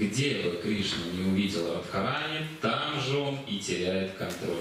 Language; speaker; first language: Russian; native; Russian